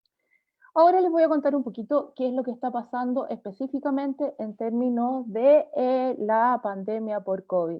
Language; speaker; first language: Spanish; native; Spanish